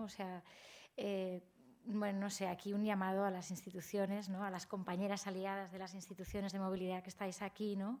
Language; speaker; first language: Spanish; native; Spanish